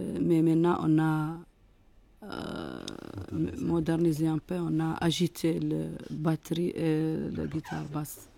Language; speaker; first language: French; non-native, learner; Arabic